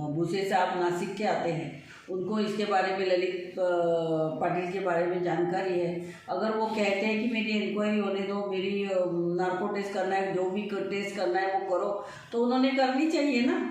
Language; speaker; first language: Hindi; non-native, local second language; Marathi